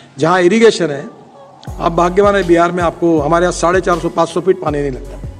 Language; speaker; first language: Hindi; non-native, local second language; Marathi